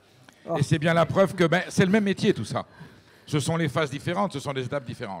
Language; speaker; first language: French; native; French